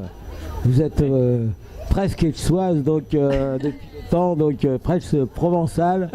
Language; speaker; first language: French; native; French